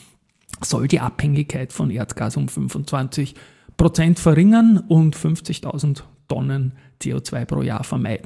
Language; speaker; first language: German; native; German